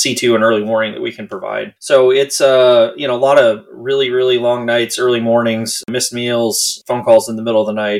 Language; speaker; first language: English; native; English